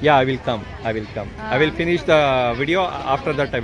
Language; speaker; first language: English; non-native, local second language; Kannada